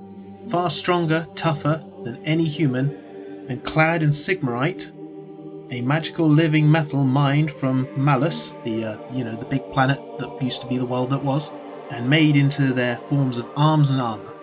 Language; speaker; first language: English; native; English